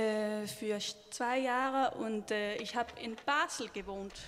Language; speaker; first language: German; non-native, learner; Danish